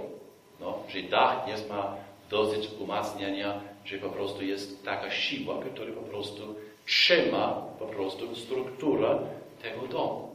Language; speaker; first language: Polish; non-native, fluent; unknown